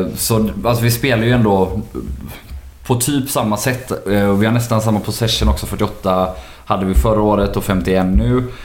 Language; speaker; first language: Swedish; native; Swedish